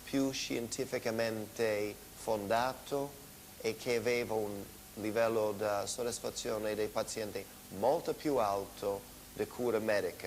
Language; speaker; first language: Italian; non-native, fluent; English